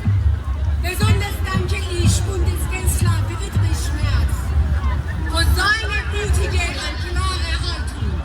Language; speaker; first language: German; non-native, fluent; Persian